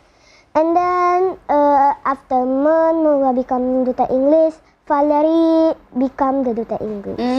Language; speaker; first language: English; non-native, learner; Indonesian